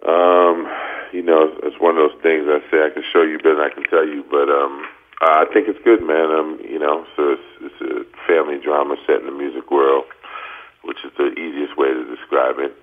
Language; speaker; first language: English; native; English